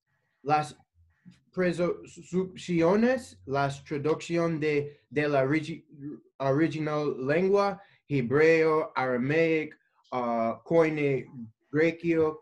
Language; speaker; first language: Spanish; non-native, learner; English